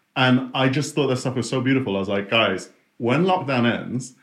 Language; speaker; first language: English; native; English